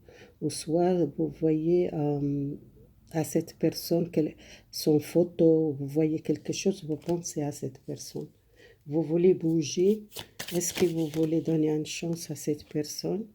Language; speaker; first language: French; non-native, learner; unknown